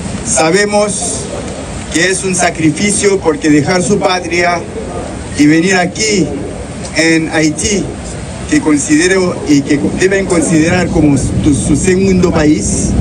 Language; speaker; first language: Spanish; non-native, fluent; French